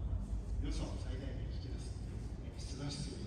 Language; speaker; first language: Japanese; native; Japanese